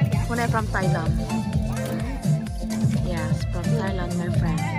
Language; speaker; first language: English; non-native, learner; Filipino